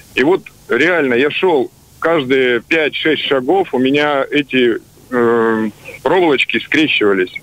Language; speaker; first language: Russian; native; Russian